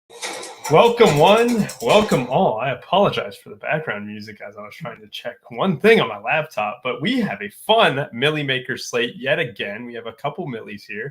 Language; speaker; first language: English; native; English